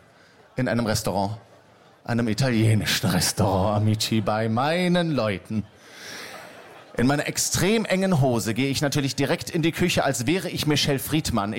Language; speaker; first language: German; native; German